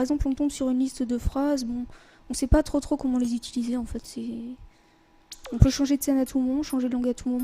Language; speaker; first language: French; native; French